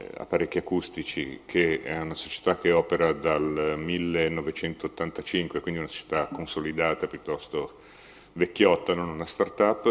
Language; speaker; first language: Italian; native; Italian